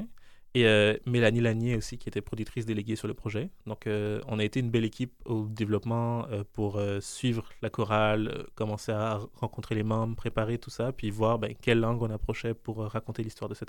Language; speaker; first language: French; native; French